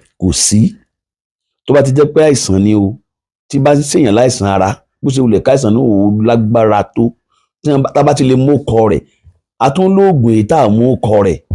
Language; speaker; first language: Yoruba; native; Yoruba